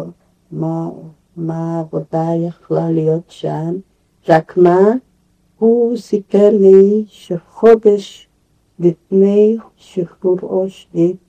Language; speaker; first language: Hebrew; non-native, fluent; Yiddish